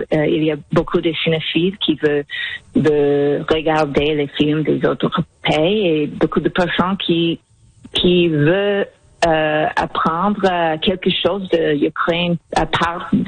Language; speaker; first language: French; non-native, local second language; English